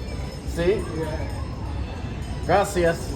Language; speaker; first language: Spanish; non-native, learner; English